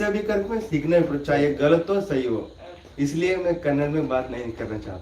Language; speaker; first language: Hindi; non-native, local second language; Kannada